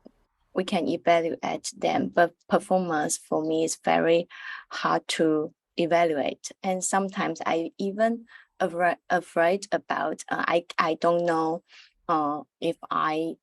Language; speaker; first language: English; non-native, learner; Chinese